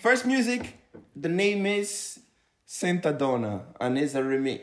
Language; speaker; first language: English; non-native, fluent; Portuguese